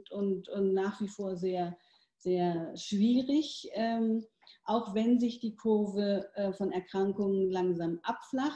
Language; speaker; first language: German; native; German